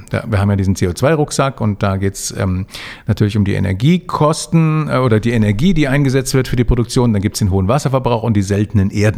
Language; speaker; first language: German; native; German